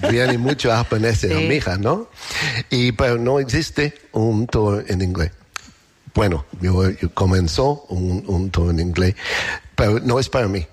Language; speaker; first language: Spanish; non-native, learner; English